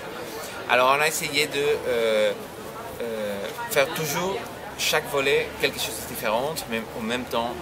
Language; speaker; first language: French; non-native, fluent; Spanish